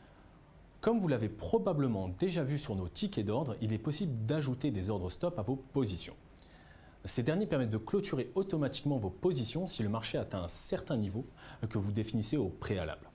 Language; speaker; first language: French; native; French